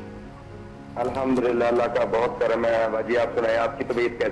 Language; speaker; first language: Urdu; non-native, local second language; Punjabi